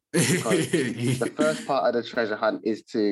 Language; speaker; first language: English; native; English